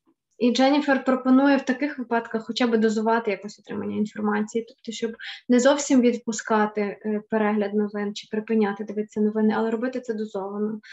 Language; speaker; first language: Ukrainian; native; Ukrainian